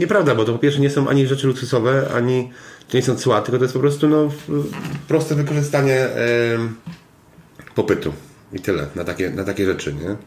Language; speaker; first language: Polish; native; Polish